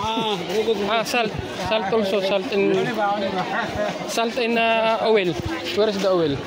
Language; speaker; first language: English; non-native, learner; Filipino